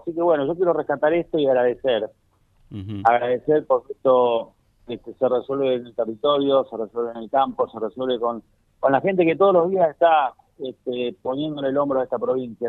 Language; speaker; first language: Spanish; native; Spanish